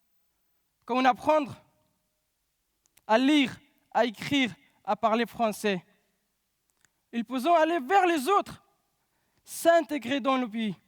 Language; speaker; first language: French; non-native, learner; Pashto